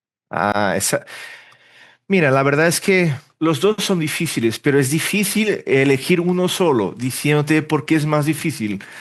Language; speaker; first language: Spanish; early bilingual, heritage; Portuguese